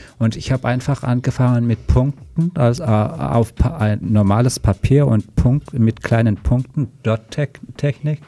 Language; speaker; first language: German; non-native, fluent; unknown